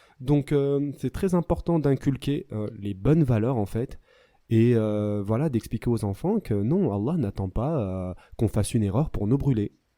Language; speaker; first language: French; native; French